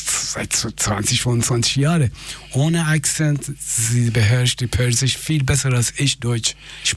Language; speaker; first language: German; non-native, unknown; Persian